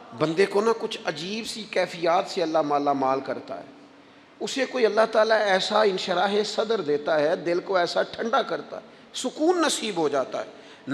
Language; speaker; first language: Urdu; non-native, local second language; Punjabi